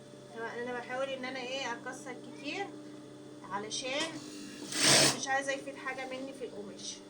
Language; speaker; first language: Arabic; native; Arabic